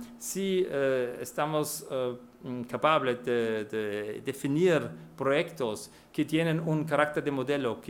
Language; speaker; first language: Spanish; non-native, fluent; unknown